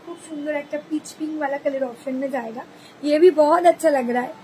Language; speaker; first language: Hindi; non-native, local second language; Bangla